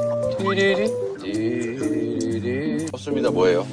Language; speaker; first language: Korean; native; Korean